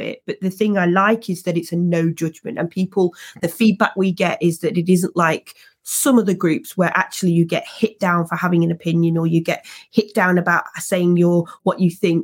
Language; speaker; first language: English; native; English